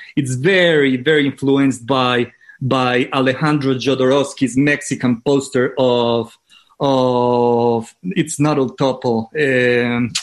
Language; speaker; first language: English; non-native, fluent; Spanish